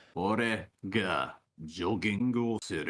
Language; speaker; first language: Japanese; non-native, learner; English